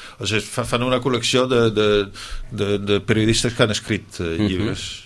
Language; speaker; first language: Catalan; non-native, fluent; Dutch